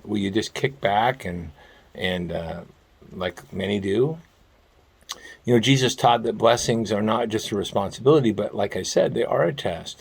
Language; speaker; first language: English; native; English